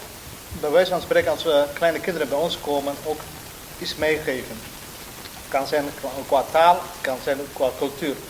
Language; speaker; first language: Dutch; non-native, fluent; Somali